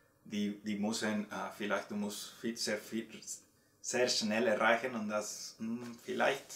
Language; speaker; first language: German; non-native, learner; Spanish